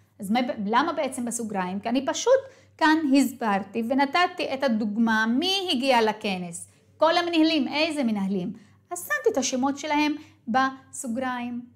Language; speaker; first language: Hebrew; non-native, local second language; Arabic